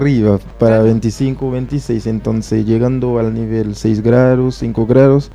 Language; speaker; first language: Spanish; non-native, fluent; Haitian Creole